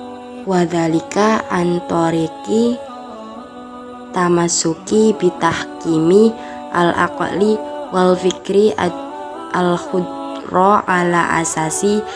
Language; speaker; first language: Arabic; non-native, learner; Indonesian